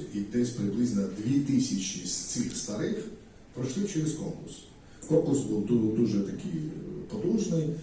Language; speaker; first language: Ukrainian; non-native, fluent; Georgian